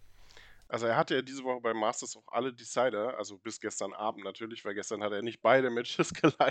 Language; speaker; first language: German; native; German